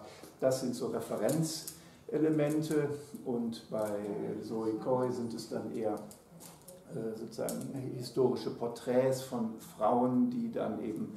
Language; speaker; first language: German; native; German